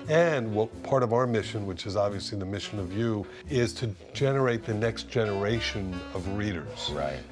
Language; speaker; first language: English; native; English